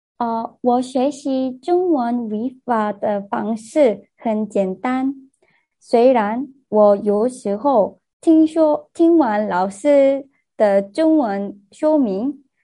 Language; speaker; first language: Chinese; non-native, learner; Korean